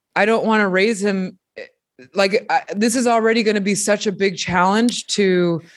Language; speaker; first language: English; early bilingual, other home language; Spanish